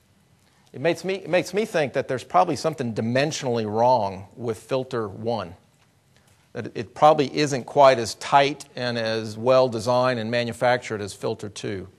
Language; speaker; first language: English; native; English